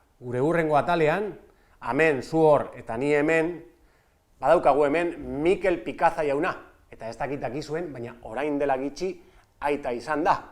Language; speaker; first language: Basque; native; Basque